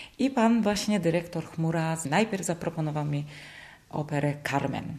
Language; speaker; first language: Polish; early bilingual, heritage; Polish